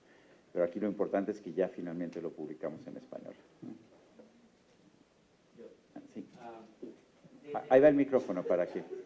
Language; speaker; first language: Spanish; native; Spanish